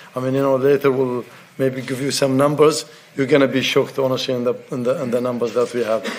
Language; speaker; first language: English; non-native, fluent; Arabic